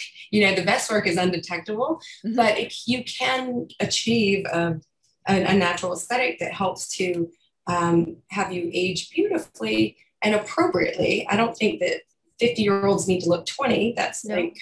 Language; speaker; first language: English; native; English